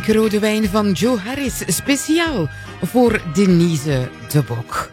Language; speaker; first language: Dutch; native; Dutch